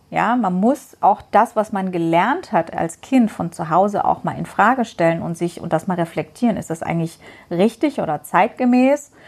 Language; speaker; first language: German; non-native, fluent; Persian